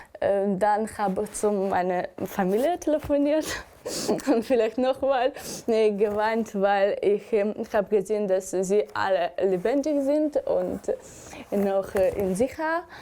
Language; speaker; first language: German; non-native, learner; Ukrainian